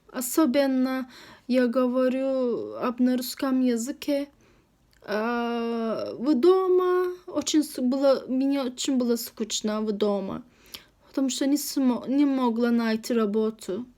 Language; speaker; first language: Russian; non-native, learner; Turkish